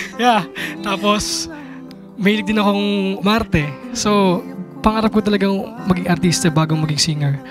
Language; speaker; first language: Filipino; native; Filipino